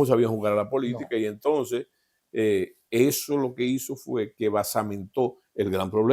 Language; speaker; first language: Spanish; native; Spanish